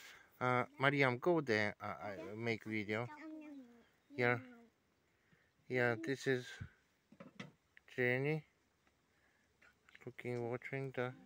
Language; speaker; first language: English; non-native, learner; Russian